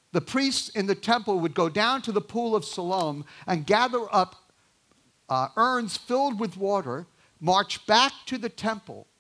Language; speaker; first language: English; native; English